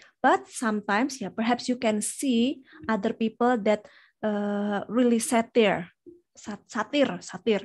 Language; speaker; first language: English; non-native, fluent; Indonesian